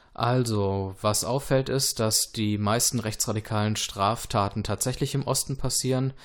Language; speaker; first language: German; early bilingual, other home language; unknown